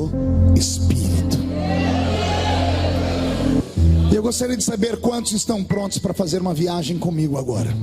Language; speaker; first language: Portuguese; native; Portuguese